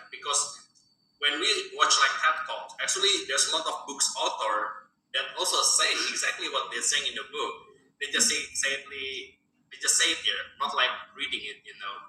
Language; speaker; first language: English; non-native, fluent; Indonesian